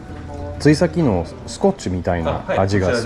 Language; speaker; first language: Japanese; non-native, learner; English